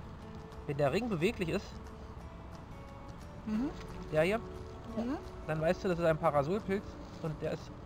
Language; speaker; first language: German; native; German